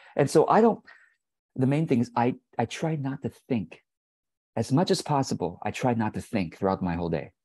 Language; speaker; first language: English; early bilingual, other home language; Chinese